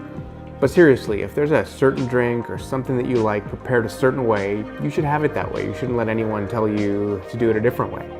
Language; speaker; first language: English; native; English